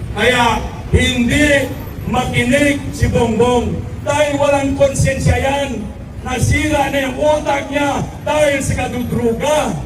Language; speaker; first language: Filipino; non-native, local second language; Iloko